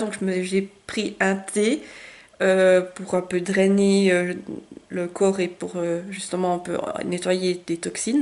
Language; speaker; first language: French; native; French